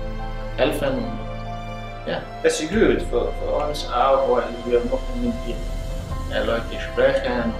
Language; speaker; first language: German; non-native, learner; Persian